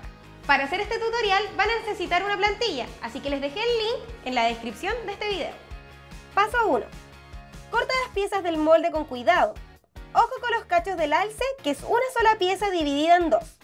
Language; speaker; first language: Spanish; native; Spanish